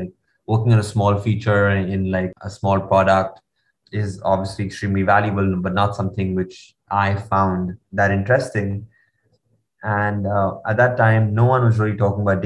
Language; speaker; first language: English; non-native, local second language; Hindi